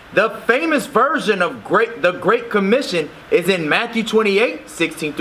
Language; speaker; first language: English; native; English